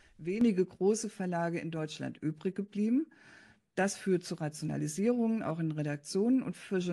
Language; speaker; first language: German; native; German